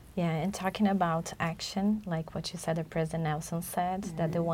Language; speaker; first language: English; non-native, fluent; Chinese